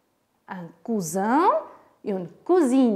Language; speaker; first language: French; non-native, fluent; Armenian